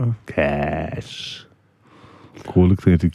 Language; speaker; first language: German; native; German